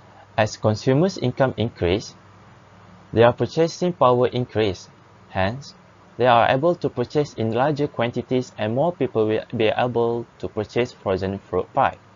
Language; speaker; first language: English; non-native, local second language; Malay